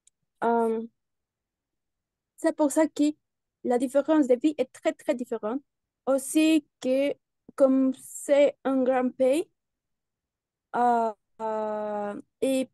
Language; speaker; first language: French; non-native, learner; Spanish